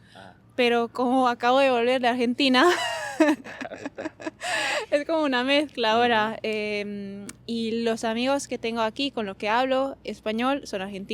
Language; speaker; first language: Spanish; non-native, fluent; Italian